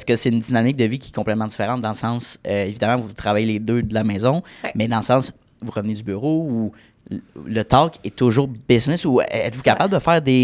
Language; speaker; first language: French; native; French